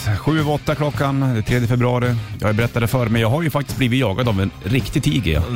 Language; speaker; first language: Swedish; native; Swedish